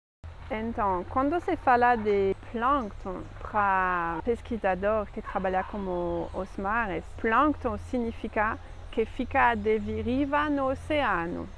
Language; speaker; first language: Portuguese; non-native, fluent; French